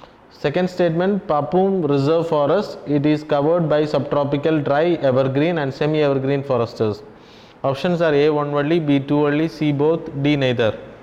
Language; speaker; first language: English; non-native, local second language; Tamil